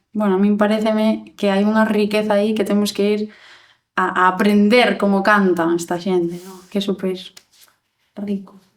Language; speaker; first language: Galician; native; Galician